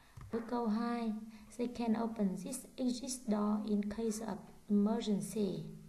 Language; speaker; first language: English; non-native, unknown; Vietnamese